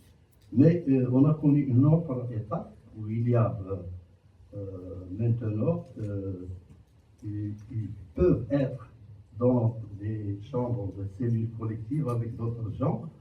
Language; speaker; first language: French; non-native, local second language; Arabic